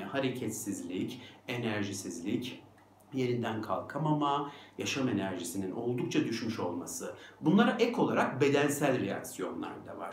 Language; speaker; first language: Turkish; native; Turkish